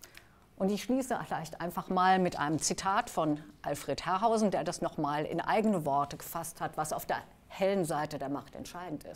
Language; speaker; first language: German; native; German